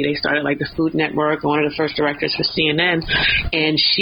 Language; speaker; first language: English; native; English